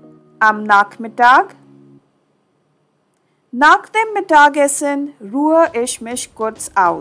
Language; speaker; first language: German; non-native, fluent; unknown